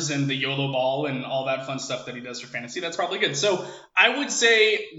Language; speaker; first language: English; native; English